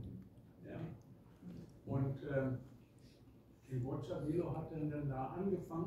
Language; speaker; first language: German; early bilingual, heritage; German